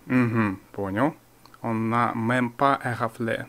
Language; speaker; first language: Russian; native; Russian